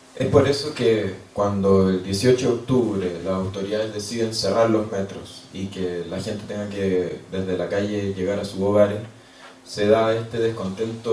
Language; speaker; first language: Spanish; native; Spanish